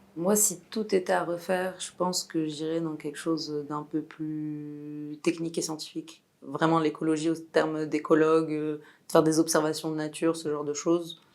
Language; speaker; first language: French; non-native, local second language; Arabic